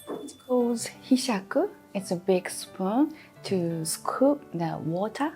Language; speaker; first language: English; non-native, fluent; Japanese